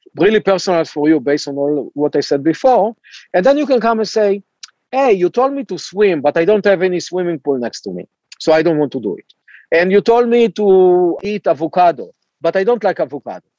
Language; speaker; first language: English; non-native, fluent; Hebrew